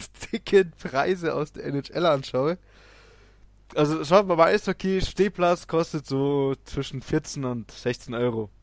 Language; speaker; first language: German; native; German